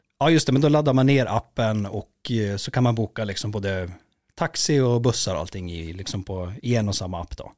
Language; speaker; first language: Swedish; native; Swedish